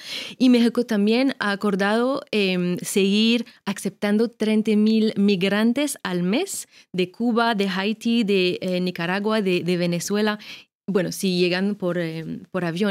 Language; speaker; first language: Spanish; non-native, fluent; French